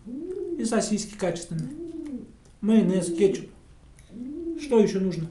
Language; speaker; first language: Russian; native; Russian